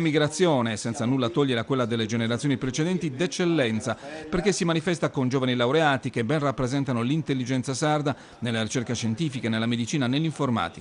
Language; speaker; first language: Italian; native; Italian